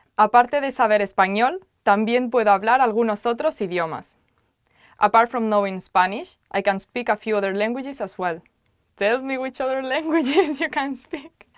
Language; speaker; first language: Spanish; native; Spanish